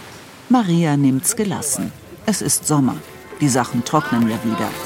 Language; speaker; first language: German; native; German